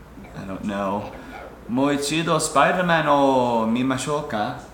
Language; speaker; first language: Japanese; non-native, learner; English